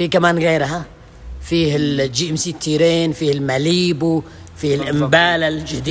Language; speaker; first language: Arabic; native; Arabic